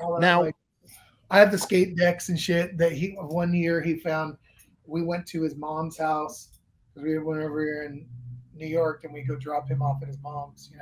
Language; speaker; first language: English; native; English